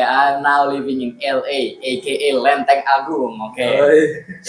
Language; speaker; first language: English; non-native, learner; Indonesian